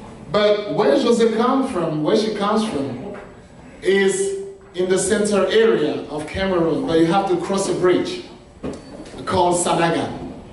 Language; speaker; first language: English; non-native, local second language; French